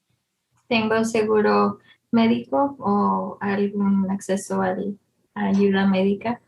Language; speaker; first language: Spanish; early bilingual, heritage; Spanish